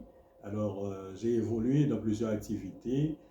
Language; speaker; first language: French; non-native, local second language; Haitian Creole